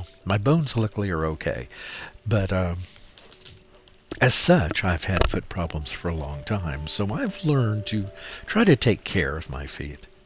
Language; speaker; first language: English; native; English